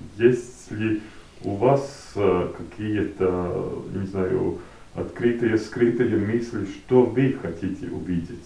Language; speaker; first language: Russian; non-native, local second language; Latvian